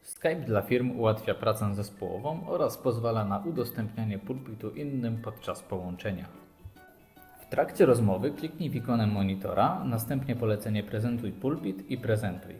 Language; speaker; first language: Polish; native; Polish